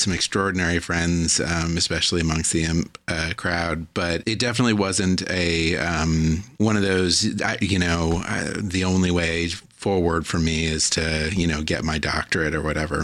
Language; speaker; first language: English; native; English